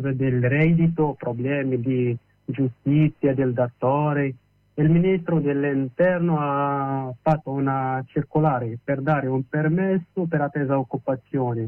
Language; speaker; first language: Italian; non-native, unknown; Arabic